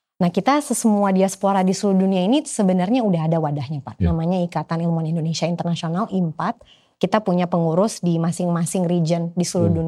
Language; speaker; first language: Indonesian; native; Indonesian